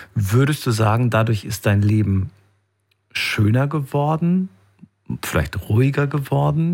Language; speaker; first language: German; native; German